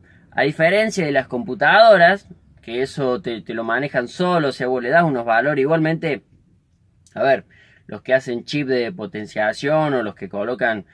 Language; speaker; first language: Spanish; native; Spanish